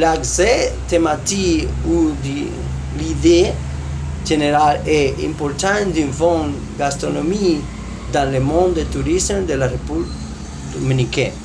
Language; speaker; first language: French; non-native, learner; Spanish